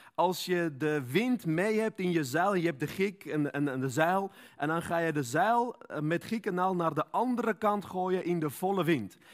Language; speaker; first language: Dutch; non-native, fluent; Armenian